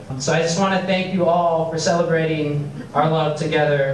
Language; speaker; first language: English; native; English